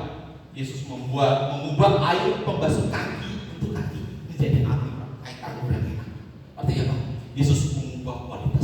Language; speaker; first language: Indonesian; native; Indonesian